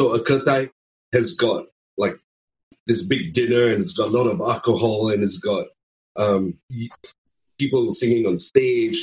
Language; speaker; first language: English; native; English